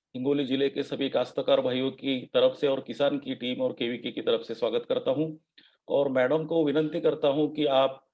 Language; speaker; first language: Hindi; non-native, local second language; Marathi